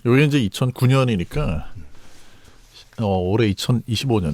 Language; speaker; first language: Korean; native; Korean